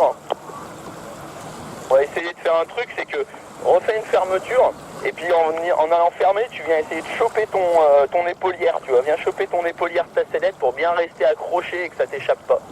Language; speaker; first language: French; native; French